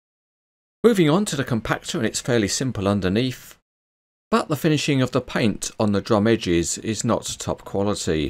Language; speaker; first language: English; native; English